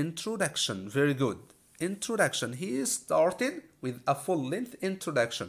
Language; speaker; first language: English; non-native, fluent; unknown